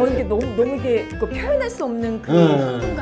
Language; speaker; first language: Korean; native; Korean